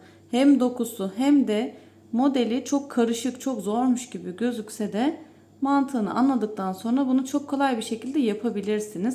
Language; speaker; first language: Turkish; native; Turkish